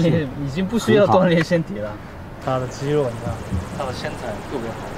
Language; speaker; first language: Chinese; non-native, fluent; Japanese